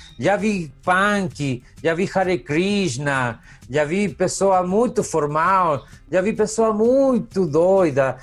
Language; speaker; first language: Portuguese; non-native, fluent; Spanish